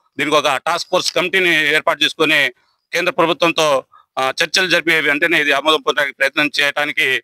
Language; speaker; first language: Telugu; non-native, local second language; Lambadi